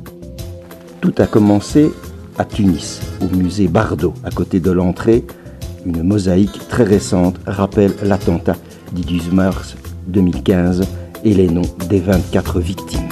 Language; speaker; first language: French; native; French